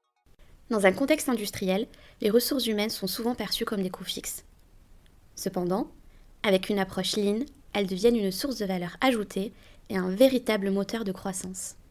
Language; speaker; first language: French; native; French